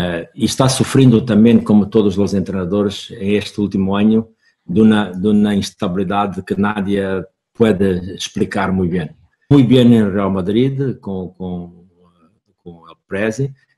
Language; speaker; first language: Spanish; non-native, fluent; Portuguese